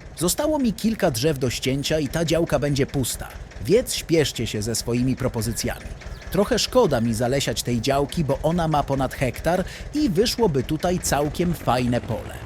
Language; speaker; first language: Polish; native; Polish